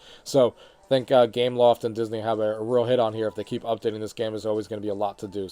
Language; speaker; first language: English; native; English